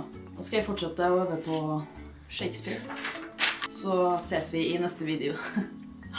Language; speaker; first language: Norwegian; native; Norwegian